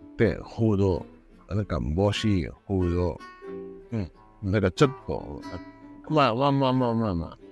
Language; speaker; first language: Japanese; non-native, learner; Spanish